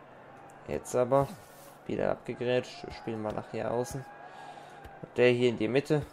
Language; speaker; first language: German; native; German